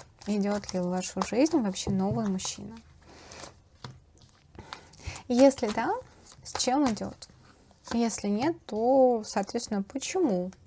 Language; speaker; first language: Russian; native; Russian